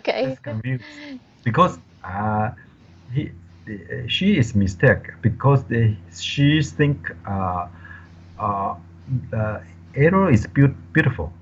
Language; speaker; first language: English; non-native, learner; Chinese